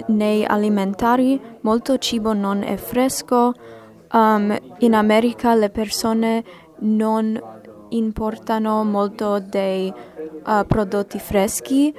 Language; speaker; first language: Italian; non-native, learner; English